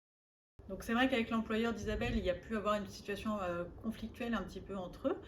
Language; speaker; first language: French; native; French